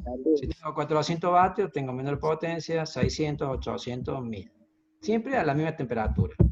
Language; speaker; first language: Spanish; native; Spanish